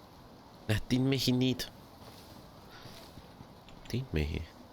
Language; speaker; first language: German; native; German